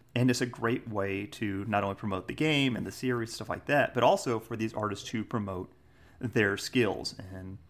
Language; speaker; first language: English; native; English